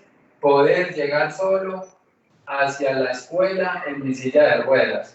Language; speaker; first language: Spanish; native; Spanish